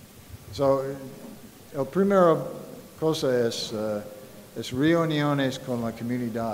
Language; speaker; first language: Spanish; non-native, fluent; English